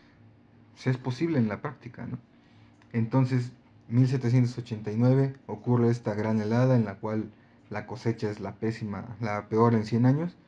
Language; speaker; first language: Spanish; native; Spanish